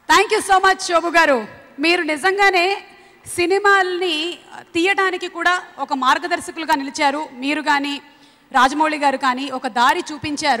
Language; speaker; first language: Telugu; native; Telugu